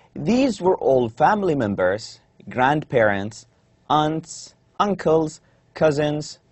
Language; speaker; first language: English; non-native, fluent; Arabic